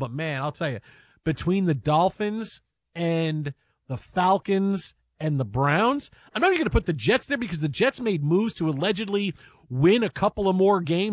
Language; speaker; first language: English; native; English